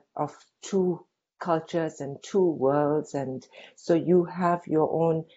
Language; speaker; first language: English; non-native, local second language; Tibetan